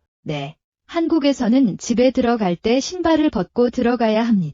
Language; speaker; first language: Korean; non-native, learner; Nepali